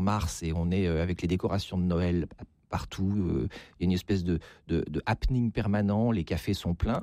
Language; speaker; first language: French; native; French